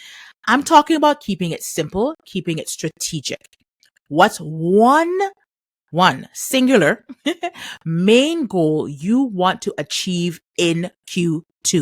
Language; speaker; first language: English; native; English